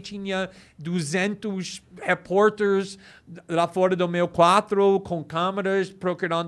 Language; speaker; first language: Portuguese; non-native, fluent; English